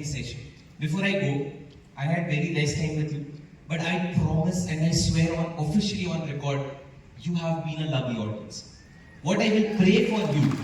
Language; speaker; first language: English; non-native, local second language; Hindi